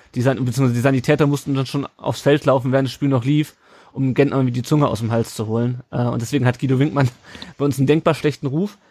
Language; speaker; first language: German; native; German